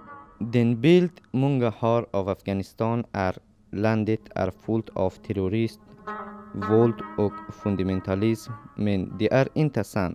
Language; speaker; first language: Swedish; non-native, learner; Persian